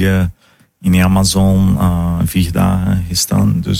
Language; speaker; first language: Dutch; non-native, fluent; Portuguese